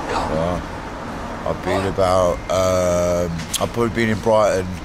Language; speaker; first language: English; native; English